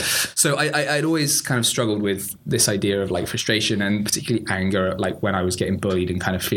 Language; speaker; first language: English; native; English